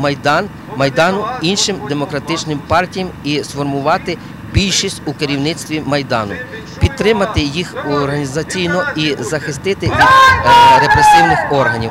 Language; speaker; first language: Ukrainian; native; Ukrainian